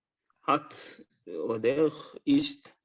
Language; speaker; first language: German; non-native, learner; Azerbaijani